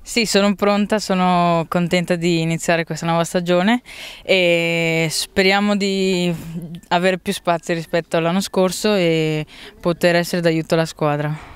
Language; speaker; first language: Italian; native; Italian